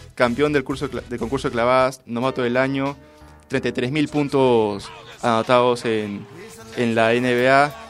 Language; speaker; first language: Spanish; native; Spanish